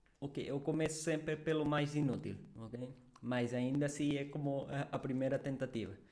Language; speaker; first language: Portuguese; non-native, fluent; Spanish